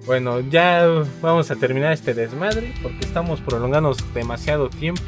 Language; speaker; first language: Spanish; native; Spanish